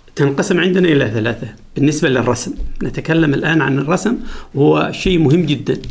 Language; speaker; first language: Arabic; non-native, local second language; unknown